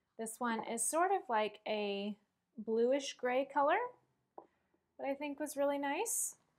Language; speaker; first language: English; native; English